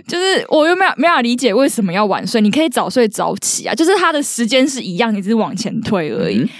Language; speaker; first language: Chinese; native; Chinese